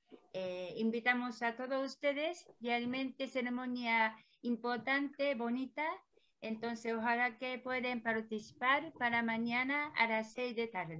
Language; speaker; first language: Spanish; non-native, learner; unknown